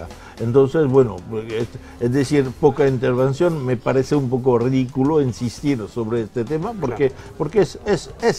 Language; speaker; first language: Spanish; non-native, fluent; French